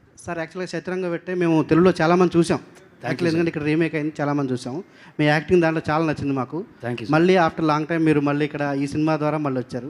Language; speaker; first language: Telugu; native; Telugu